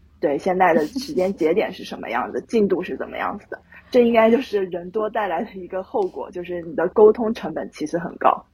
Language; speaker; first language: Chinese; native; Chinese